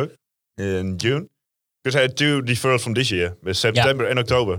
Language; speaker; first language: English; non-native, fluent; Dutch